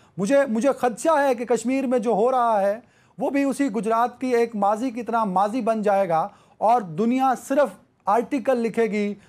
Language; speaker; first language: Urdu; native; Urdu